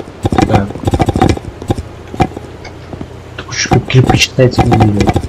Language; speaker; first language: Russian; native; Russian